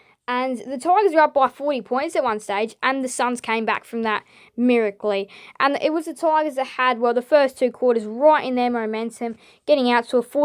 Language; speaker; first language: English; native; English